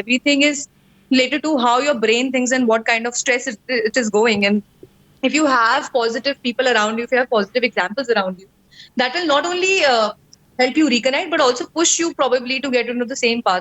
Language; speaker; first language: English; non-native, local second language; Hindi